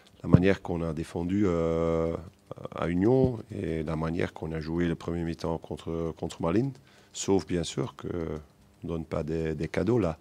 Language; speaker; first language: French; non-native, local second language; Dutch